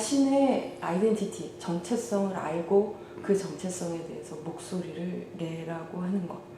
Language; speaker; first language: Korean; native; Korean